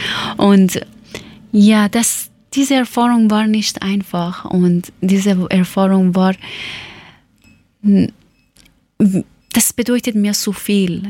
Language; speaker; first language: German; non-native, learner; Persian